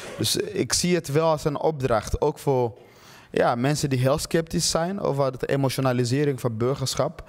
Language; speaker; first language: Dutch; early bilingual, other home language; Swahili